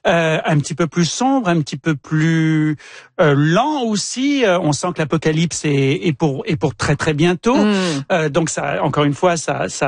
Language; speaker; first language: French; native; French